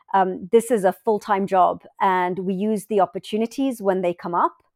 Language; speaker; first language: English; native; English